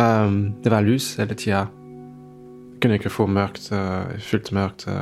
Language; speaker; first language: Norwegian; non-native, fluent; French